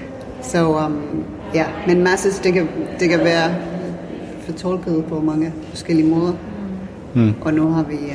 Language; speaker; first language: Danish; non-native, fluent; Finnish